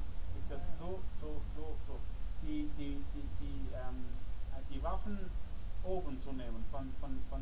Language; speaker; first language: German; non-native, learner; English